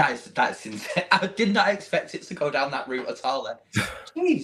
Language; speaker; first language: English; native; English